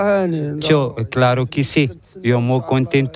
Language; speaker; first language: Spanish; non-native, learner; Arabic